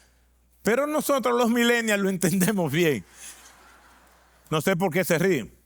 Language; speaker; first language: Spanish; native; Spanish